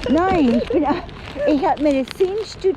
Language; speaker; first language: German; non-native, learner; English